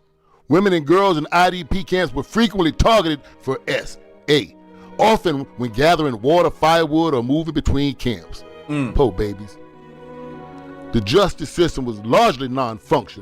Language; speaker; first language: English; native; English